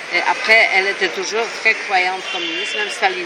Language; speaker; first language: French; non-native, fluent; Polish